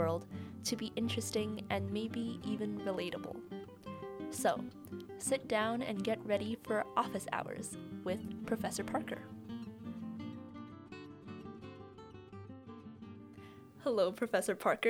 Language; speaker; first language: English; non-native, local second language; Cantonese